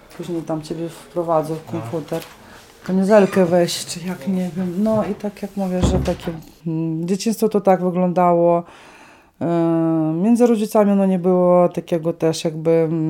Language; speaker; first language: Polish; non-native, fluent; Ukrainian